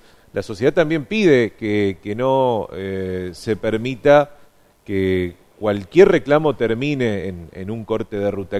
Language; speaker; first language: Spanish; native; Spanish